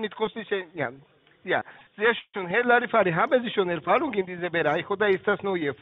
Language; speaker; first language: German; non-native, learner; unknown